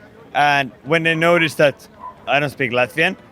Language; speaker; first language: English; non-native, fluent; Polish